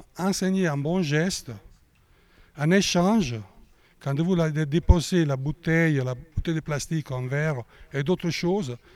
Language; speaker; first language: French; non-native, fluent; Italian